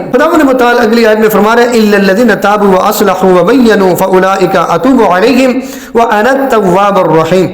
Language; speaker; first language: Urdu; non-native, local second language; Punjabi